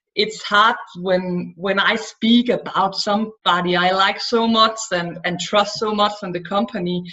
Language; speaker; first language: English; non-native, fluent; Danish